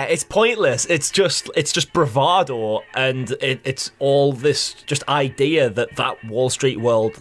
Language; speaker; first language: English; native; English